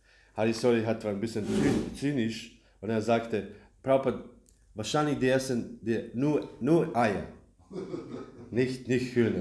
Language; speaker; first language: German; non-native, learner; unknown